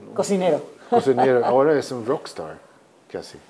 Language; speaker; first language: Spanish; non-native, fluent; Swedish